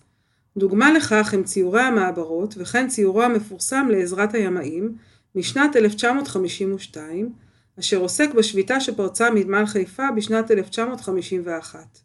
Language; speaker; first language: Hebrew; native; Hebrew